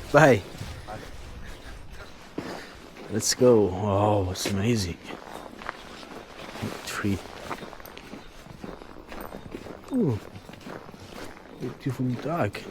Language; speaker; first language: English; non-native, learner; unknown